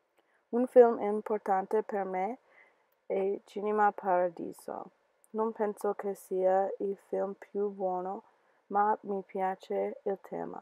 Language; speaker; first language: Italian; non-native, learner; English